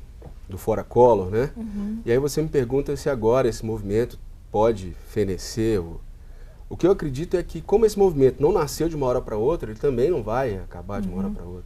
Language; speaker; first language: Portuguese; native; Portuguese